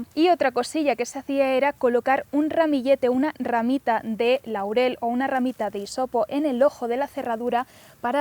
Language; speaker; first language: Spanish; native; Spanish